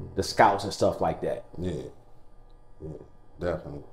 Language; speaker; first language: English; native; English